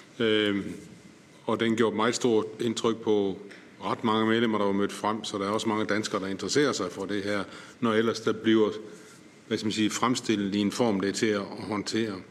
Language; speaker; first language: Danish; native; Danish